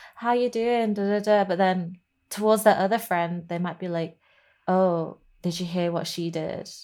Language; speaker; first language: English; native; English